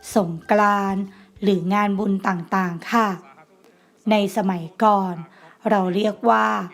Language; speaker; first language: Thai; native; Thai